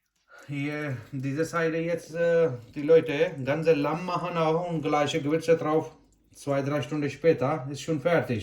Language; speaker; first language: German; non-native, learner; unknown